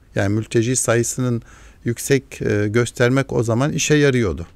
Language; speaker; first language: Turkish; early bilingual, heritage; Arabic